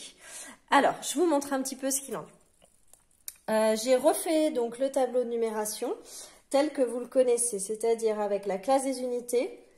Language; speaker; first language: French; native; French